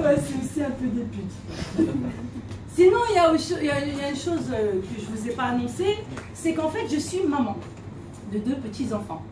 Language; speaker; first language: French; native; French